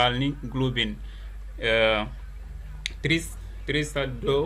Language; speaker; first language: Russian; non-native, learner; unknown